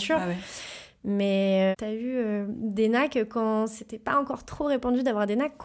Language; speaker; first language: French; native; French